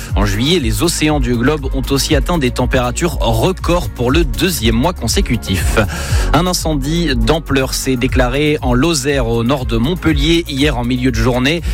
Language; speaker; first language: French; native; French